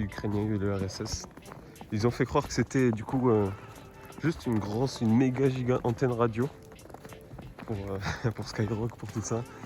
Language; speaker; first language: French; native; French